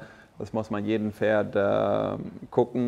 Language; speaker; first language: German; non-native, fluent; Swedish